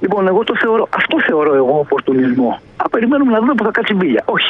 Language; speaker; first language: Greek; native; Greek